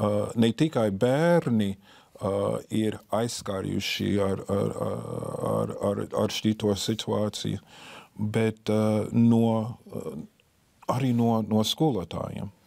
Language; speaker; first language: Latvian; non-native, fluent; English